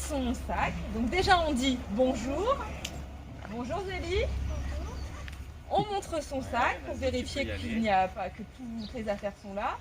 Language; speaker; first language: French; native; French